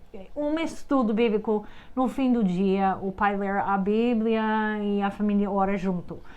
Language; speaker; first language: Portuguese; non-native, fluent; English